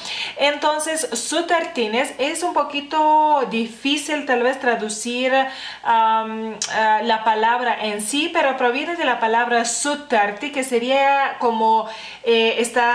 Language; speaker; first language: Spanish; non-native, fluent; Lithuanian